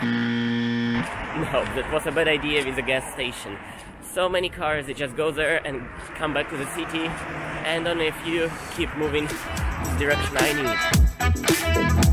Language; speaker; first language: English; non-native, fluent; Russian